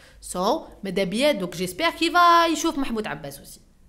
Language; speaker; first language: French; non-native, local second language; Arabic